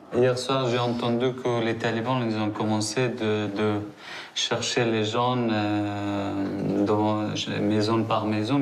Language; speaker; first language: French; non-native, learner; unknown